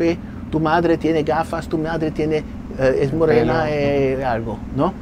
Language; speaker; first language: Spanish; non-native, fluent; German